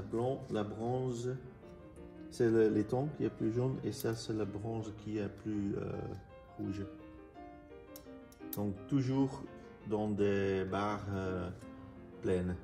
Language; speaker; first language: French; non-native, local second language; Dutch